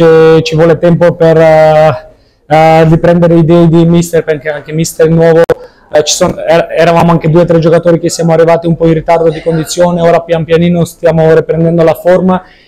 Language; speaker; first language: Italian; non-native, fluent; Macedonian